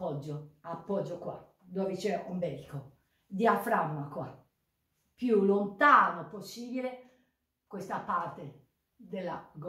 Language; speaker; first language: Italian; non-native, learner; Japanese